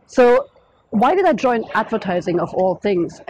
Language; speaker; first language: English; non-native, fluent; German